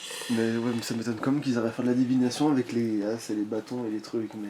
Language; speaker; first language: French; native; French